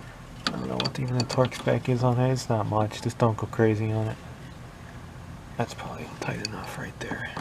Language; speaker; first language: English; native; English